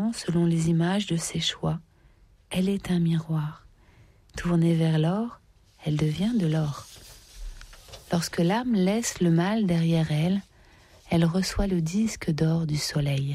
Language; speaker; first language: French; native; French